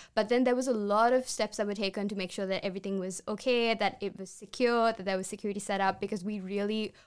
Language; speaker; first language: English; non-native, local second language; Sinhala